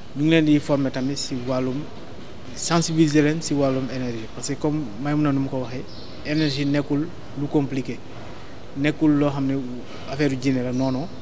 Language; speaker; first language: Wolof; non-native, local second language; Fula